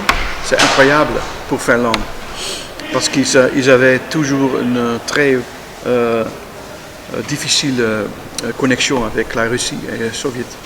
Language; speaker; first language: French; non-native, learner; Dutch